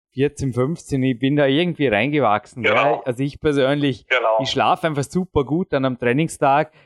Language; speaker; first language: German; native; German